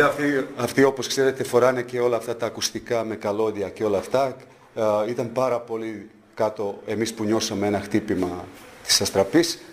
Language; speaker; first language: Greek; non-native, fluent; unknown